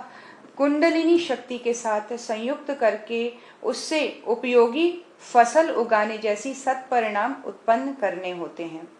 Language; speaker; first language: Hindi; native; Hindi